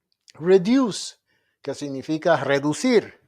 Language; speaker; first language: Spanish; native; Spanish